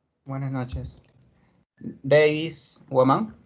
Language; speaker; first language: Spanish; native; Spanish